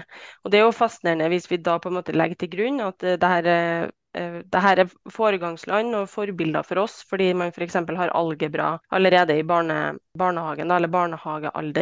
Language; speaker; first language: Norwegian; native; Norwegian